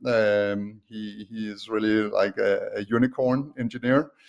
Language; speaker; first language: English; non-native, fluent; Danish